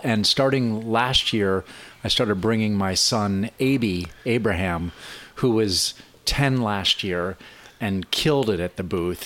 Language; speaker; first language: English; native; English